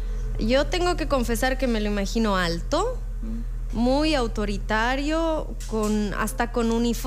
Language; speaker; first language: Spanish; native; Spanish